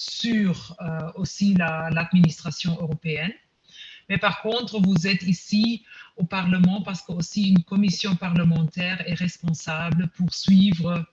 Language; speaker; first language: French; non-native, fluent; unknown